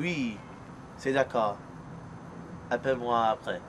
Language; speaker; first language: French; non-native, learner; English